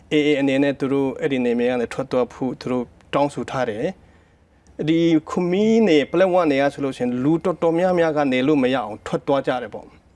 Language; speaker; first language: Burmese; non-native, local second language; Hakha Chin